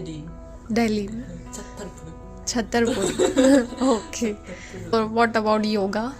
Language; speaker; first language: Hindi; native; Hindi